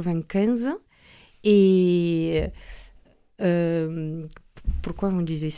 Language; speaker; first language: French; non-native, fluent; Romanian